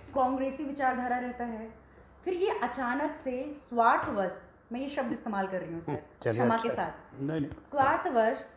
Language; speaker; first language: Hindi; native; Hindi